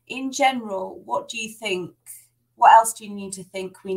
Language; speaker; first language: English; native; English